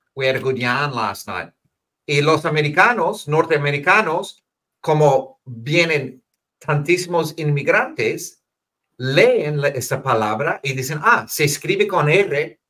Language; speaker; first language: Spanish; non-native, fluent; English